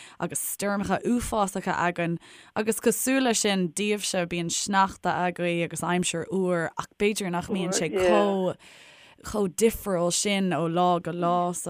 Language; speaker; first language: Irish; native; Irish